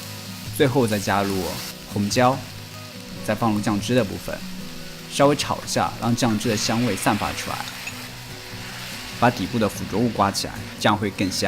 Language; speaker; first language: Chinese; native; Chinese